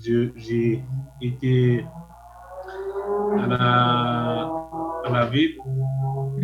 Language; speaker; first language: French; non-native, learner; Arabic